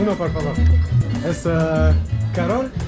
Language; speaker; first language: Spanish; non-native, learner; French